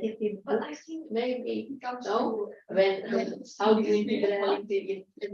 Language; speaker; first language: English; non-native, learner; Slovak